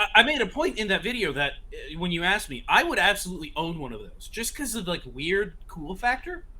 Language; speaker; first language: English; native; English